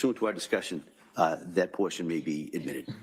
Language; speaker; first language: English; native; English